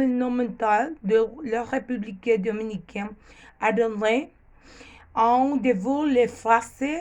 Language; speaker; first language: French; non-native, learner; Spanish